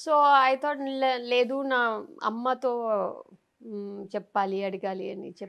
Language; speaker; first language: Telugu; non-native, local second language; Tamil